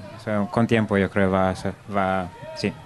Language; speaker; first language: Spanish; non-native, learner; English